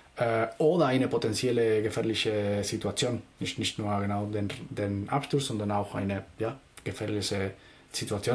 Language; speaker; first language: German; non-native, fluent; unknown